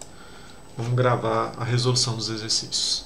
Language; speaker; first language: Portuguese; native; Portuguese